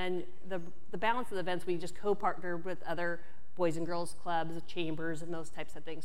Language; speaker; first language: English; native; English